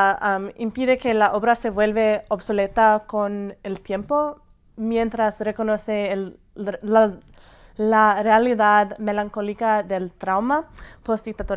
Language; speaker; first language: Spanish; non-native, fluent; English